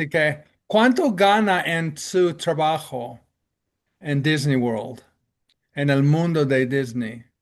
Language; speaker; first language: Spanish; non-native, fluent; English